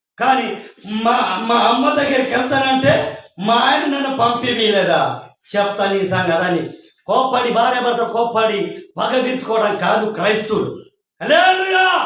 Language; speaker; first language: Telugu; non-native, local second language; Koya